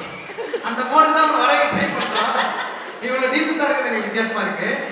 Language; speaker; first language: Tamil; native; Tamil